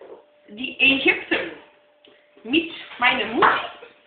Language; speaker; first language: German; non-native, learner; Dutch